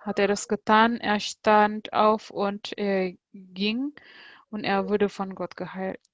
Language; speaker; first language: German; non-native, fluent; Indonesian